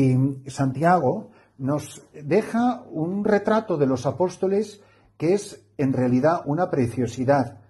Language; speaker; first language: Spanish; native; Spanish